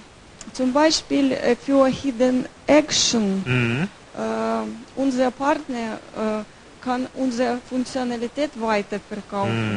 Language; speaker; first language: German; non-native, learner; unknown